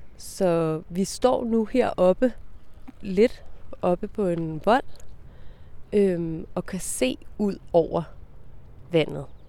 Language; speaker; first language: Danish; native; Danish